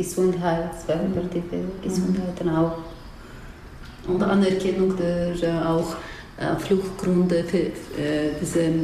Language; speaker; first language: German; non-native, fluent; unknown